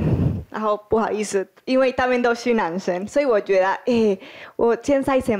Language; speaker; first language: Chinese; non-native, fluent; Spanish